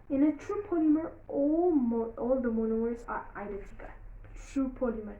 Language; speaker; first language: English; non-native, local second language; Amharic